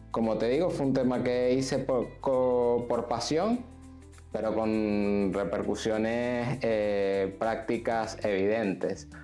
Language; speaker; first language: Spanish; native; Spanish